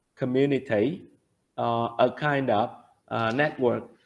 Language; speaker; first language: English; non-native, fluent; Vietnamese